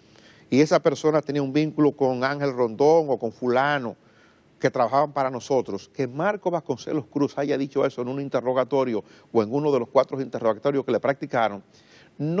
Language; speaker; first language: Spanish; native; Spanish